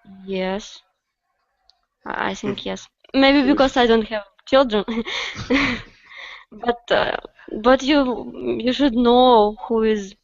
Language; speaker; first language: English; non-native, learner; Russian